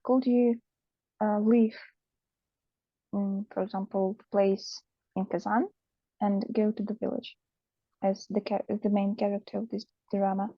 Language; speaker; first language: English; non-native, learner; Russian